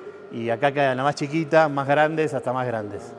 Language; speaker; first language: Spanish; native; Spanish